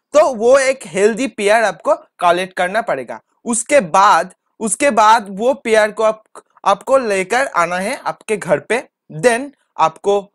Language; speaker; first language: Hindi; non-native, local second language; Bangla